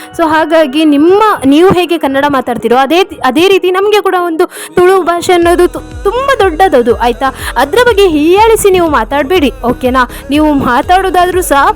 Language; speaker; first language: Kannada; non-native, local second language; Tulu